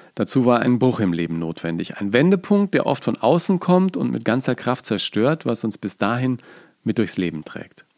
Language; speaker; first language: German; native; German